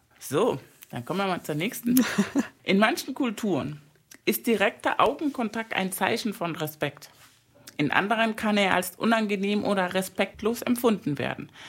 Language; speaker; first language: German; native; German